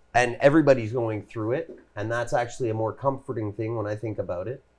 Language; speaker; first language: English; native; English